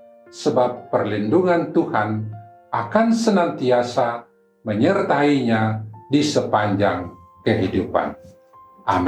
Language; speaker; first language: Malay; native; Malay